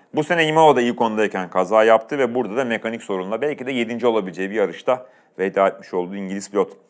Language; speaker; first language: Turkish; native; Turkish